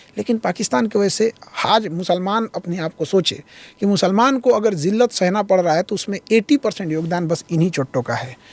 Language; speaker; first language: Hindi; native; Hindi